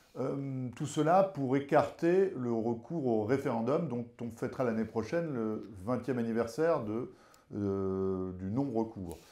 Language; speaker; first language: French; native; French